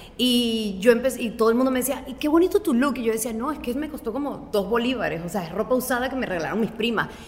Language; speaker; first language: Spanish; native; Spanish